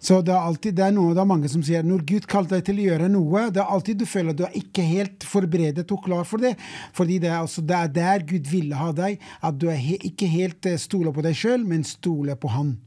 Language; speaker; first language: Norwegian; non-native, fluent; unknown